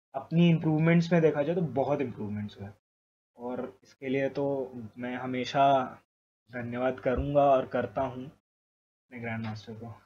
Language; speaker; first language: Hindi; native; Hindi